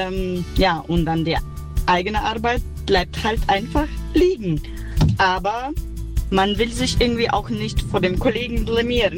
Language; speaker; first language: German; native; German